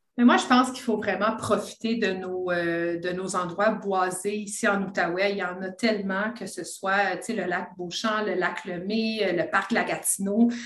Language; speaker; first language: French; native; French